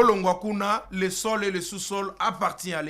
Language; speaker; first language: French; non-native, local second language; Lingala